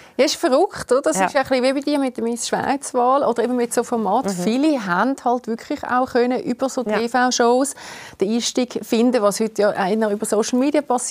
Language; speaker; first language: German; native; German